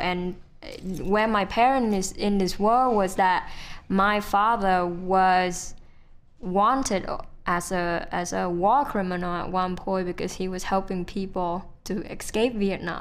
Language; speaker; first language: English; non-native, fluent; Vietnamese